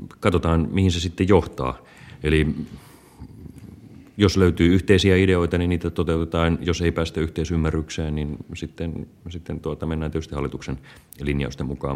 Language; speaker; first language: Finnish; native; Finnish